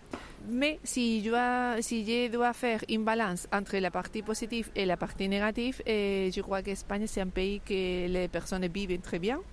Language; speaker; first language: French; non-native, fluent; Spanish